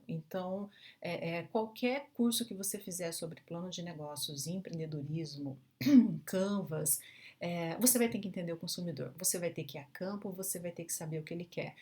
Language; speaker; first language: Portuguese; native; Portuguese